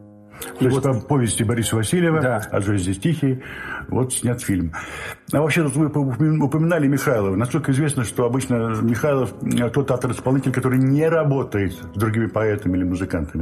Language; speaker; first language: Russian; native; Russian